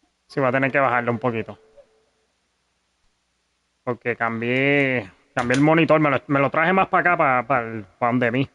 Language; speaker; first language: Spanish; early bilingual, heritage; Spanish